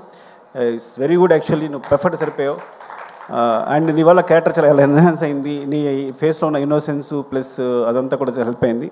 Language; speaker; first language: Telugu; native; Telugu